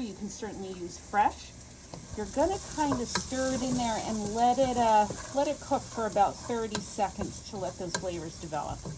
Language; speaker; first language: English; native; English